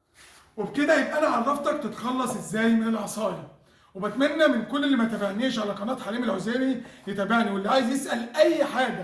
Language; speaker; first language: Arabic; native; Arabic